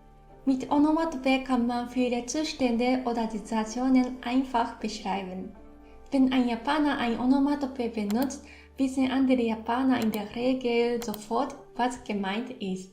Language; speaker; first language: German; non-native, fluent; Japanese